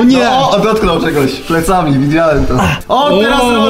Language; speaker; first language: Polish; native; Polish